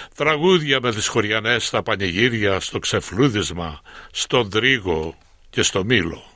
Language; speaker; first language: Greek; native; Greek